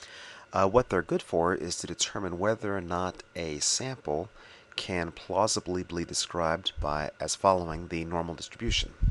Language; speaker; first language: English; native; English